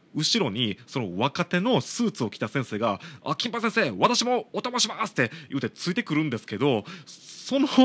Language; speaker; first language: Japanese; native; Japanese